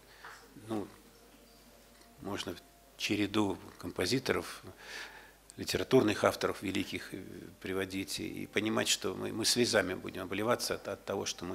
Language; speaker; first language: Russian; native; Russian